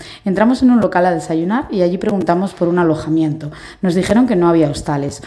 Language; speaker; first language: Spanish; native; Spanish